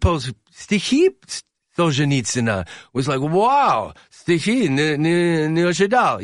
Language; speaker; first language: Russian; non-native, learner; English